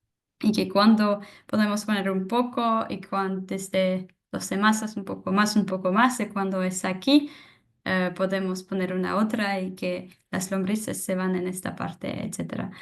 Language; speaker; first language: Spanish; non-native, fluent; French